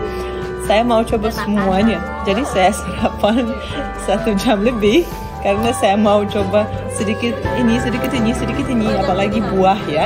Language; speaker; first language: Indonesian; non-native, fluent; Russian